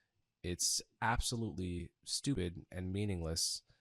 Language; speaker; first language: English; native; English